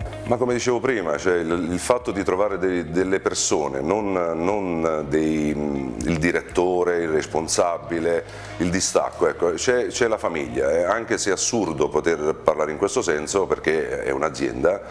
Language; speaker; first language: Italian; native; Italian